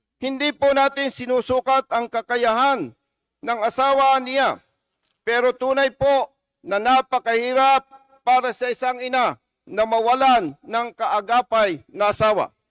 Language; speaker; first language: Filipino; native; Filipino